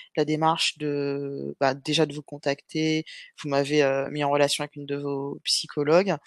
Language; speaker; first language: French; native; French